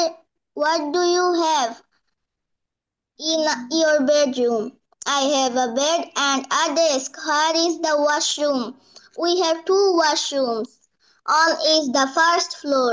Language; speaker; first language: English; non-native, learner; Bangla